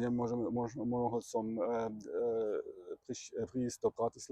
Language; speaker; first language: Slovak; non-native, learner; German